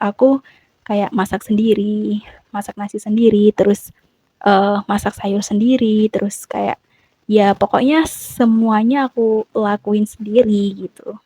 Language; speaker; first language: Indonesian; non-native, local second language; Javanese